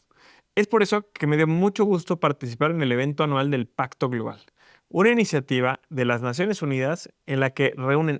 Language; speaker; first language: Spanish; native; Spanish